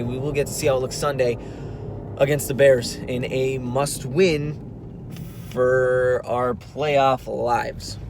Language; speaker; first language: English; native; English